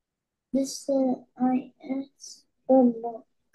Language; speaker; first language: English; early bilingual, other home language; Bangla